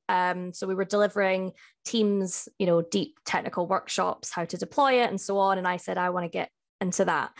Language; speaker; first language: English; native; English